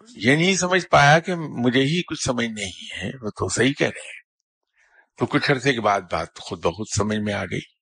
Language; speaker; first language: Urdu; native; Urdu